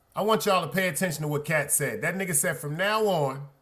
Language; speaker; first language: English; native; English